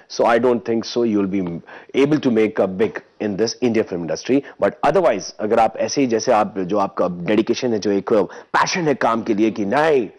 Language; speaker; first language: Hindi; native; Hindi